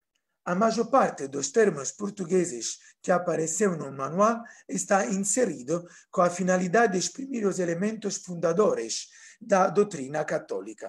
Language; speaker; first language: Portuguese; non-native, fluent; Italian